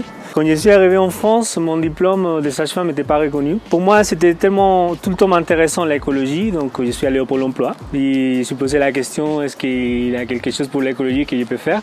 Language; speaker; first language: French; non-native, fluent; Spanish